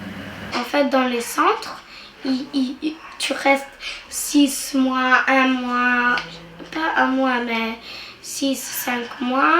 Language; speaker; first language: French; early bilingual, other home language; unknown